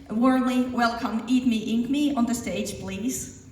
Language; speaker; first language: English; non-native, fluent; Finnish